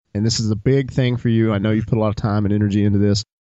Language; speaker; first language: English; native; English